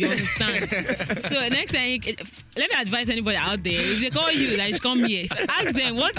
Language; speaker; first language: English; non-native, local second language; Yoruba